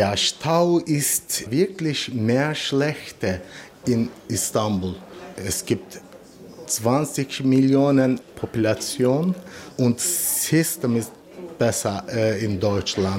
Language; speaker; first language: German; non-native, learner; Turkish